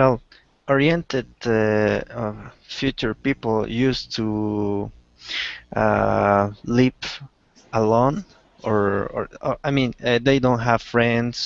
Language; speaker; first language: English; non-native, learner; Spanish